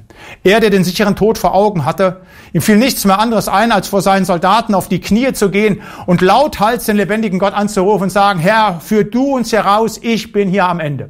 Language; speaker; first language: German; native; German